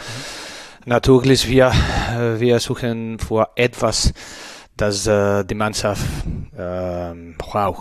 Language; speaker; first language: German; non-native, learner; Spanish